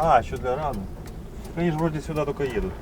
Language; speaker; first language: Russian; native; Russian